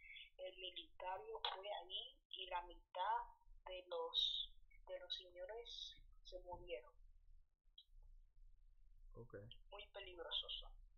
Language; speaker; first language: Spanish; early bilingual, heritage; Spanish